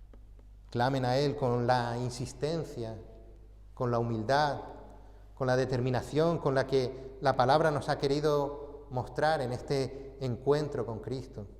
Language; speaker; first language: Spanish; native; Spanish